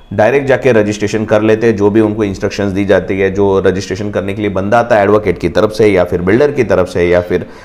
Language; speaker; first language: Hindi; non-native, local second language; Marathi